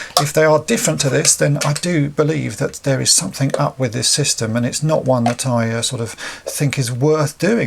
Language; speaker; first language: English; native; English